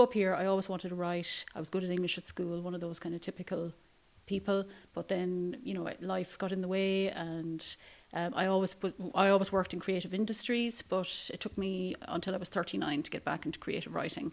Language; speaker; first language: English; native; English